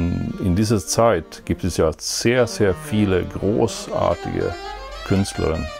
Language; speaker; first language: German; non-native, fluent; Swedish